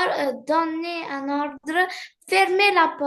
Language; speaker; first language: French; non-native, learner; Arabic